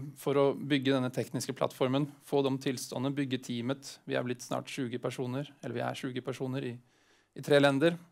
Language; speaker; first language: Swedish; non-native, fluent; Norwegian